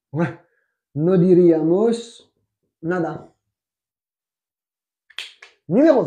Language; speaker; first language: Spanish; non-native, fluent; French